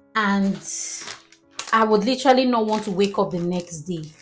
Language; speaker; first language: English; non-native, local second language; Igbo